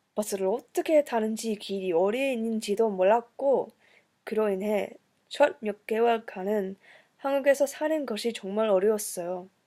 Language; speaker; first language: Korean; early bilingual, heritage; English